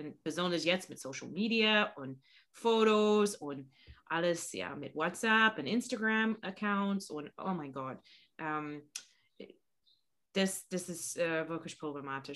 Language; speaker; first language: German; non-native, learner; English